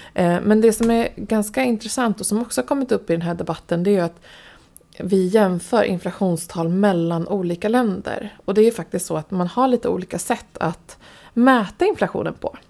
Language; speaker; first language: Swedish; native; Swedish